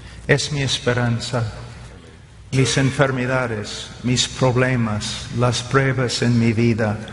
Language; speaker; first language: Spanish; non-native, fluent; English